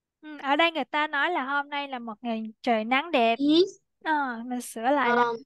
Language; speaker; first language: Vietnamese; native; Vietnamese